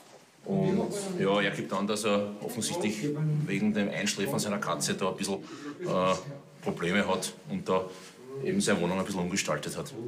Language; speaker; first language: German; native; German